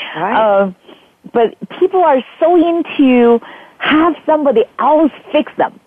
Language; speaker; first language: English; non-native, fluent; Chinese